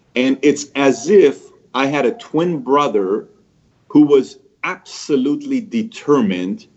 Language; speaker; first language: English; early bilingual, other home language; Persian